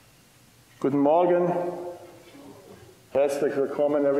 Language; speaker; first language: German; non-native, fluent; English